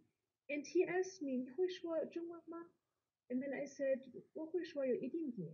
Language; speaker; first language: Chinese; non-native, learner; English